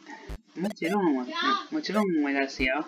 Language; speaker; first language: Japanese; non-native, learner; English